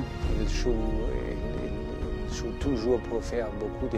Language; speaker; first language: French; non-native, learner; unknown